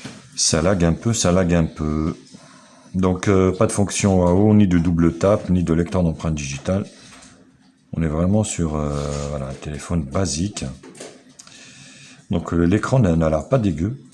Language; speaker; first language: French; native; French